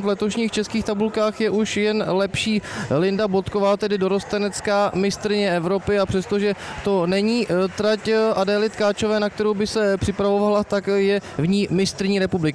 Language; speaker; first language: Czech; native; Czech